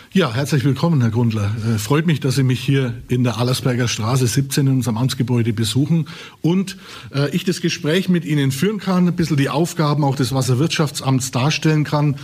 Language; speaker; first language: German; native; German